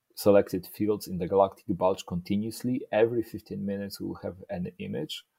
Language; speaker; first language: English; non-native, fluent; Polish